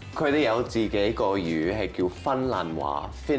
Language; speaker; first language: Cantonese; non-native, local second language; French